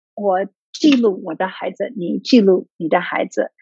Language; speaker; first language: Chinese; non-native, fluent; English